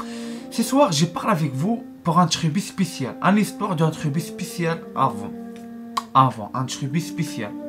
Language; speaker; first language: French; non-native, learner; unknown